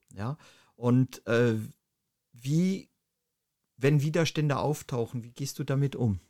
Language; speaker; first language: German; native; German